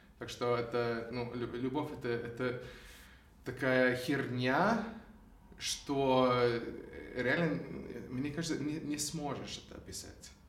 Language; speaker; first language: Russian; non-native, fluent; English